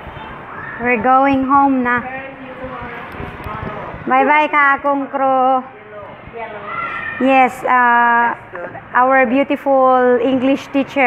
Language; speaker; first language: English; non-native, local second language; Filipino